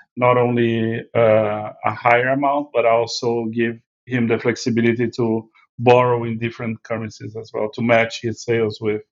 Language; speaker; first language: English; non-native, fluent; Portuguese